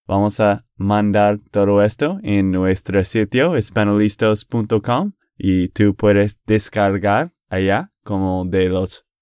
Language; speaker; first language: Spanish; non-native, fluent; English